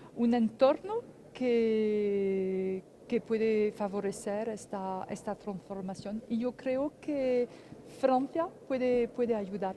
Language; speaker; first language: Spanish; non-native, fluent; French